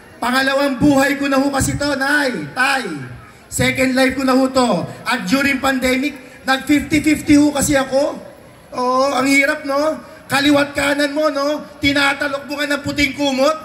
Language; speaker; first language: Filipino; native; Filipino